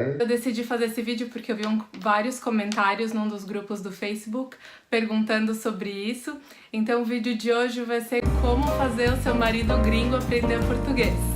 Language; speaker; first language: Portuguese; native; Portuguese